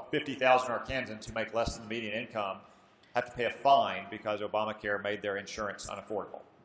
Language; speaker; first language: English; native; English